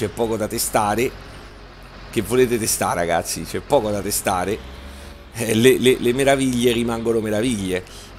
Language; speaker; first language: Italian; native; Italian